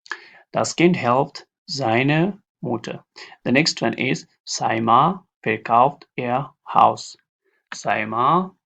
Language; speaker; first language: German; non-native, learner; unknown